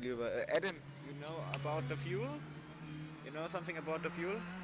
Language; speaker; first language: English; non-native, learner; German